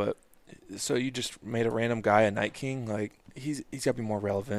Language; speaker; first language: English; native; English